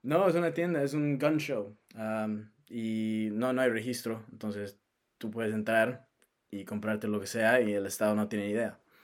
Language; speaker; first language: Spanish; non-native, fluent; English